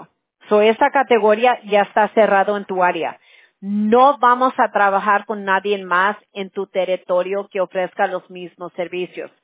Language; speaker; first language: Spanish; early bilingual, heritage; Spanish